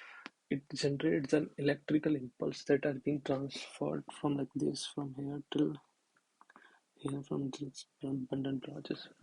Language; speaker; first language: English; non-native, local second language; Hindi